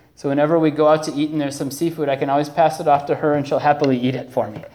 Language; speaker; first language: English; native; English